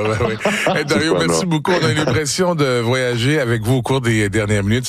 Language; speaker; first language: French; native; French